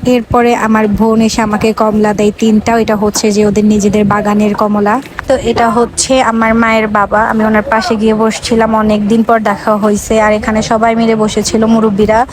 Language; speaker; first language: Bangla; native; Bangla